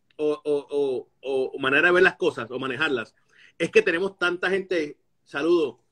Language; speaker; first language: Spanish; native; Spanish